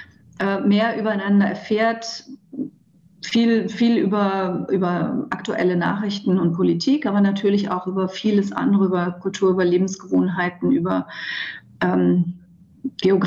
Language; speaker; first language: German; native; German